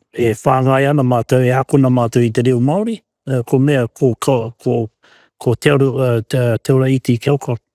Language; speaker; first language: Māori; native; Māori